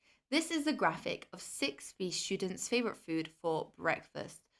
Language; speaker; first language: English; non-native, fluent; Turkish